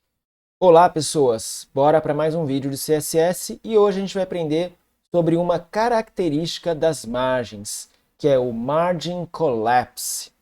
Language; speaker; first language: Portuguese; native; Portuguese